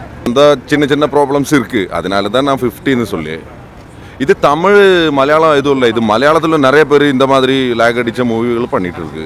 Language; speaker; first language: Tamil; non-native, local second language; Malayalam